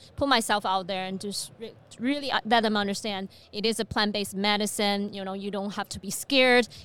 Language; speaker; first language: English; non-native, fluent; Chinese